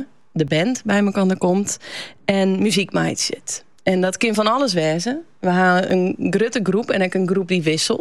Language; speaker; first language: Dutch; non-native, local second language; Western Frisian